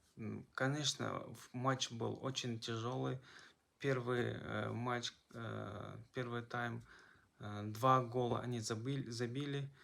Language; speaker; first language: Russian; non-native, local second language; Kazakh